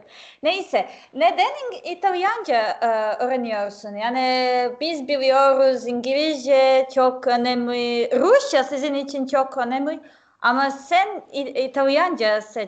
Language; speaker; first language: Turkish; non-native, fluent; Serbian